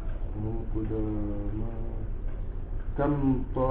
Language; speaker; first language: Arabic; non-native, learner; French